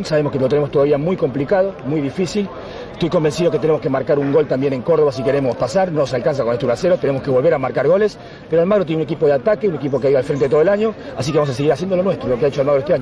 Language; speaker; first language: Spanish; native; Spanish